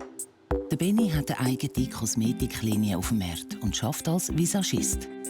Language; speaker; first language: German; native; German